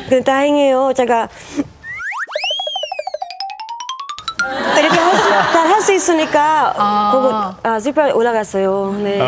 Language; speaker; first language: Korean; non-native, learner; Filipino